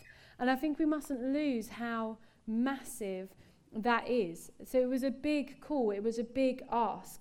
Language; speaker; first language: English; native; English